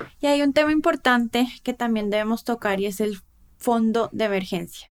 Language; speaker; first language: Spanish; native; Spanish